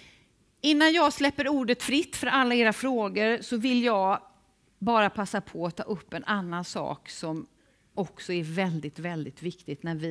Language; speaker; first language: Swedish; native; Swedish